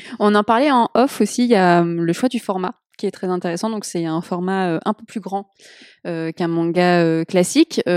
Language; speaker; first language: French; native; French